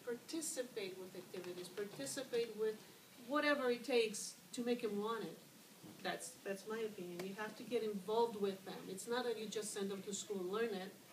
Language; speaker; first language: English; early bilingual, other home language; Greek